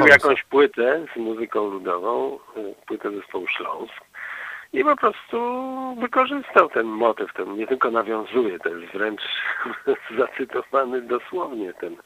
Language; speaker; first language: Polish; native; Polish